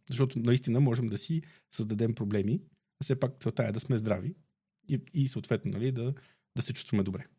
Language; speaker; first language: Bulgarian; native; Bulgarian